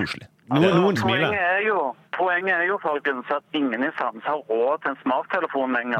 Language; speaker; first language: Norwegian; native; Norwegian